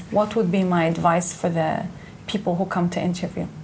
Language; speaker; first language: English; non-native, fluent; Hebrew